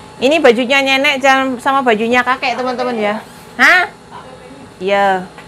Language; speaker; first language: Indonesian; non-native, local second language; Javanese